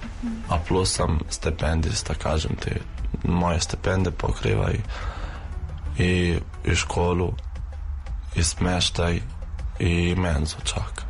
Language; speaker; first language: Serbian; non-native, fluent; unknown